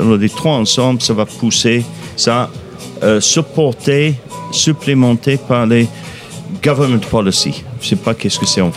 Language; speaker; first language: French; non-native, fluent; English